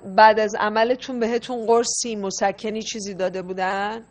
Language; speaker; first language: Persian; native; Persian